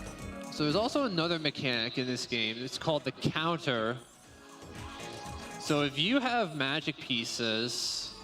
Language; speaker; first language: English; native; English